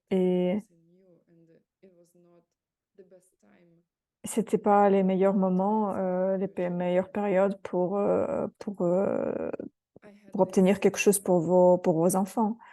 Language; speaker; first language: French; non-native, fluent; Russian